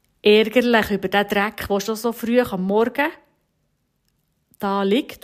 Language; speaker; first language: German; native; German